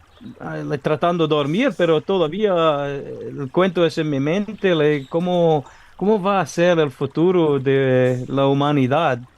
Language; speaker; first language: Spanish; non-native, learner; English